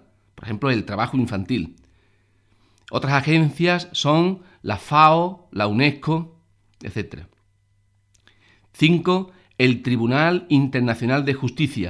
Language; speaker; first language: Spanish; native; Spanish